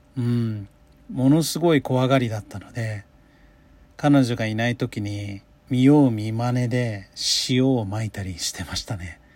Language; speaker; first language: Japanese; non-native, fluent; English